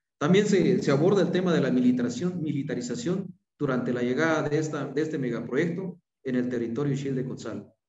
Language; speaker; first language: Spanish; non-native, local second language; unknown